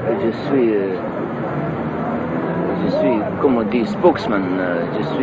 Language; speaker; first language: French; non-native, learner; English